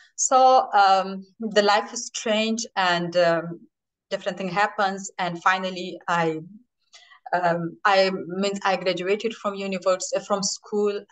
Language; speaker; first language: English; non-native, fluent; Persian